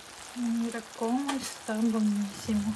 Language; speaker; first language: Spanish; non-native, fluent; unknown